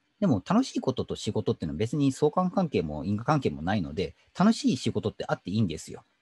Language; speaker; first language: Japanese; native; Japanese